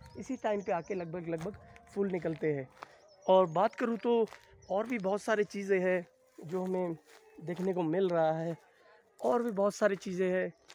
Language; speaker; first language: Hindi; non-native, local second language; Bangla